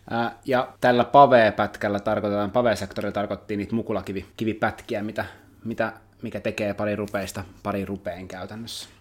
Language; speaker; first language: Finnish; native; Finnish